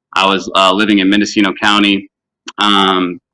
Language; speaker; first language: English; native; English